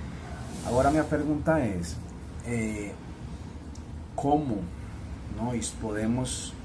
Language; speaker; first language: Portuguese; non-native, learner; Spanish